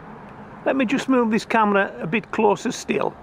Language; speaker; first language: English; native; English